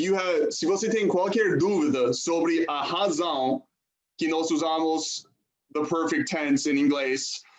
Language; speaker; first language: Portuguese; non-native, fluent; English